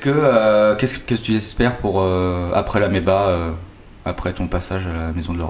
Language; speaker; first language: French; native; French